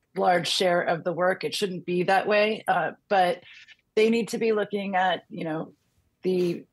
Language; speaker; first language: English; native; English